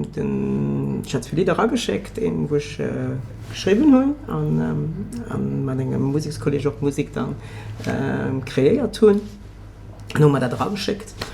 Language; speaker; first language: Luxembourgish; early bilingual, other home language; Portuguese